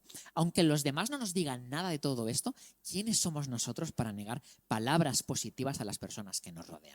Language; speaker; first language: Spanish; native; Spanish